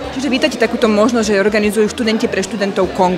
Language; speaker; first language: Slovak; native; Slovak